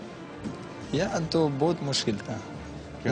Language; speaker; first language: Hindi; non-native, local second language; Pashto